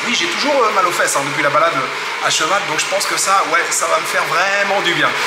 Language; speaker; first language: French; native; French